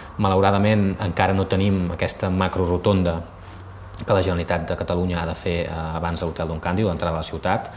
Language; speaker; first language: Catalan; native; Catalan